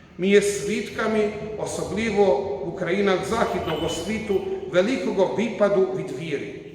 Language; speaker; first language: Ukrainian; non-native, learner; Croatian